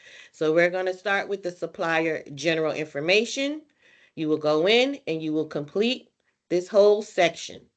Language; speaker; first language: English; native; English